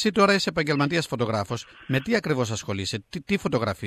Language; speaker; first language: Greek; native; Greek